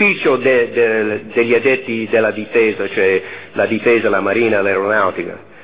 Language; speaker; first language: Italian; non-native, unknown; English